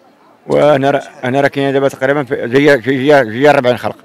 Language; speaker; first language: Arabic; native; Arabic